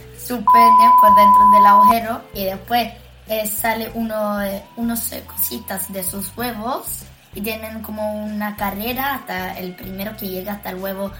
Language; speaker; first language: Spanish; early bilingual, heritage; Spanish